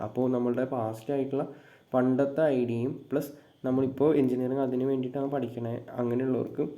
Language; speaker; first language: Malayalam; native; Malayalam